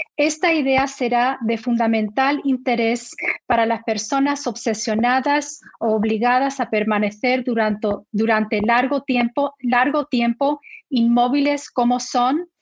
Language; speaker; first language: Spanish; early bilingual, heritage; Spanish